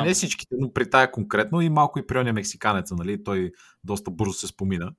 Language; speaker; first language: Bulgarian; native; Bulgarian